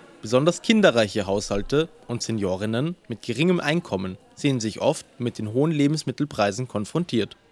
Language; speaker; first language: German; native; German